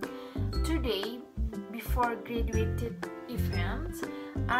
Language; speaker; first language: English; non-native, learner; Indonesian